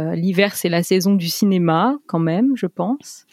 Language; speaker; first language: French; native; French